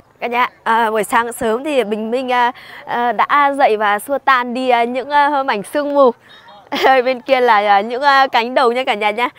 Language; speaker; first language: Vietnamese; non-native, local second language; Hmong